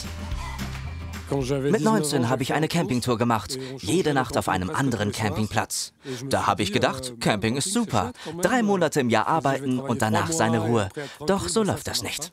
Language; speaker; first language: German; native; German